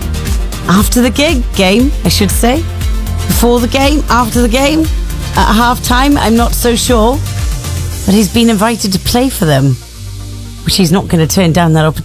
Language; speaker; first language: English; native; English